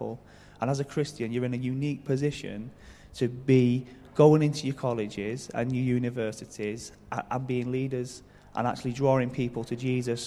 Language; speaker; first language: English; native; English